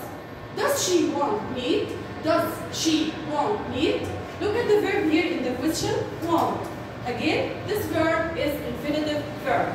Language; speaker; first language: English; non-native, learner; Arabic